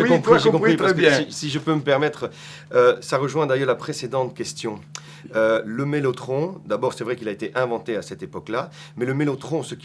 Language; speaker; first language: French; native; French